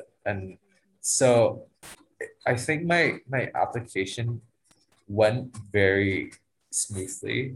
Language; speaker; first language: English; non-native, fluent; Vietnamese